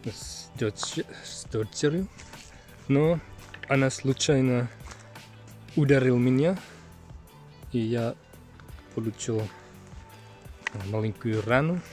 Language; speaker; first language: Russian; non-native, learner; Finnish